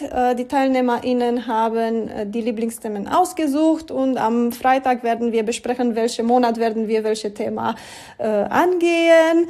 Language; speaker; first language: German; non-native, learner; Romanian